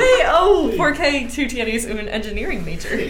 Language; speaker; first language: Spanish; non-native, learner; English